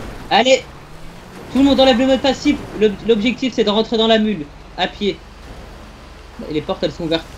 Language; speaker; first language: French; native; French